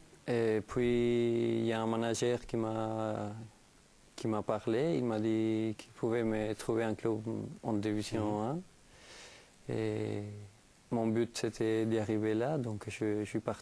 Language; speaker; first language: French; non-native, fluent; Spanish